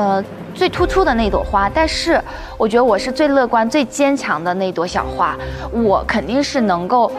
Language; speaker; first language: Chinese; native; Chinese